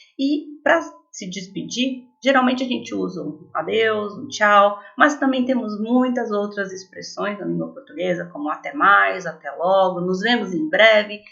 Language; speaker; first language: Portuguese; native; Portuguese